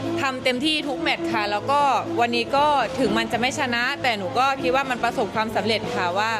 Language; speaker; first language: Thai; native; Thai